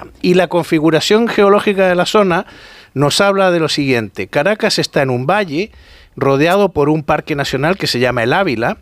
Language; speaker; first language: Spanish; native; Spanish